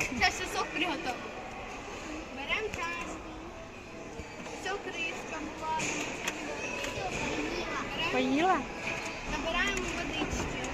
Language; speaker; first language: Ukrainian; native; Ukrainian